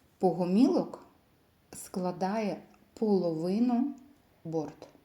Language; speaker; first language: Ukrainian; non-native, local second language; Russian